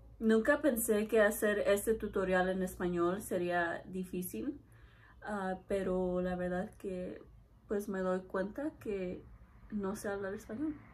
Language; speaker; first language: Spanish; early bilingual, heritage; Spanish